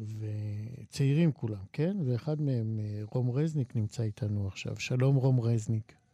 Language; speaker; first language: Hebrew; native; Hebrew